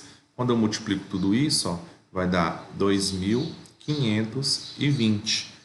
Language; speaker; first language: Portuguese; native; Portuguese